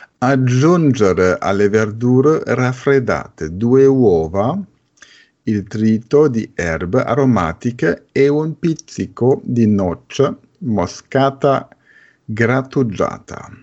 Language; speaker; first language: Italian; non-native, fluent; German